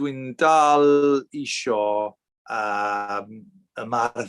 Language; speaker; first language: Welsh; non-native, learner; English